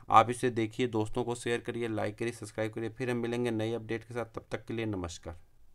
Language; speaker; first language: Hindi; native; Hindi